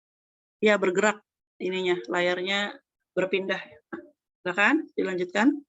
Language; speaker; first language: Indonesian; native; Indonesian